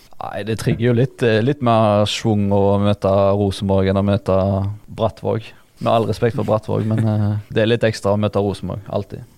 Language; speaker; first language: Norwegian; native; Norwegian